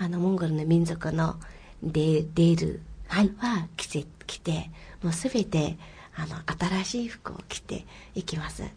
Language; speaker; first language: Japanese; non-native, fluent; Mongolian